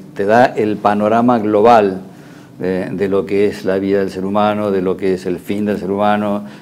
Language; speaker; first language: Spanish; native; Spanish